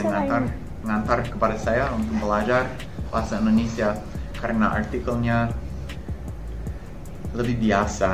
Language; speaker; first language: Indonesian; non-native, fluent; English